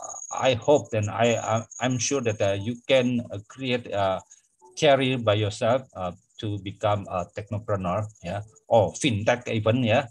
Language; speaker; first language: English; non-native, fluent; Indonesian